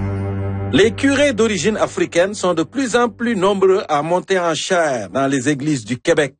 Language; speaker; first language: French; native; French